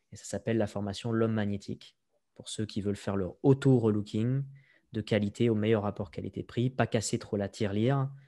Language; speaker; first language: French; native; French